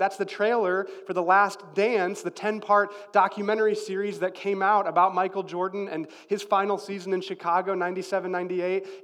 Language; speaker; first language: English; native; English